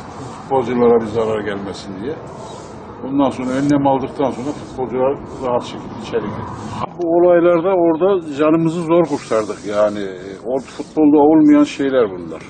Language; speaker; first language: Turkish; native; Turkish